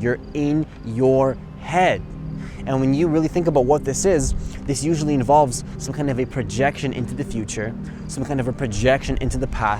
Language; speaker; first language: English; native; English